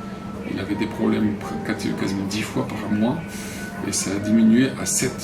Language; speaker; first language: French; non-native, fluent; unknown